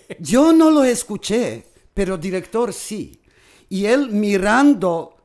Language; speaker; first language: Spanish; non-native, fluent; Serbian